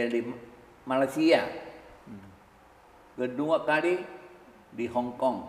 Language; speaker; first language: Indonesian; early bilingual, other home language; Min Nan Chinese